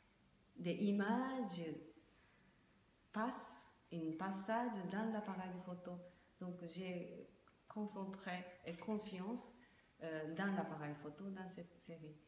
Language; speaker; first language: French; non-native, learner; Japanese